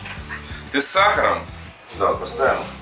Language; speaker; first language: Russian; native; Russian